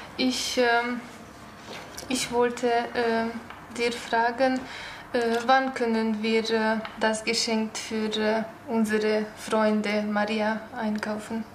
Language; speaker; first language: German; non-native, learner; Hungarian